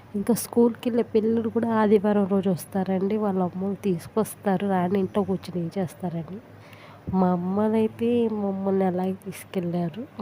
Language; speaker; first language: Telugu; non-native, local second language; Urdu